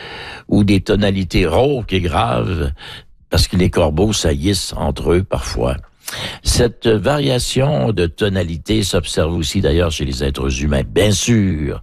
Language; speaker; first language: French; native; French